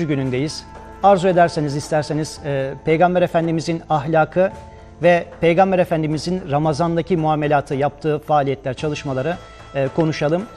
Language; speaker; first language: Turkish; native; Turkish